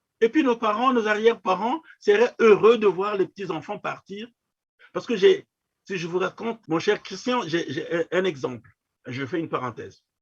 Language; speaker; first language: French; non-native, local second language; Kongo